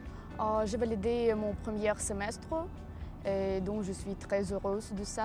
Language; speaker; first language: French; non-native, learner; Ukrainian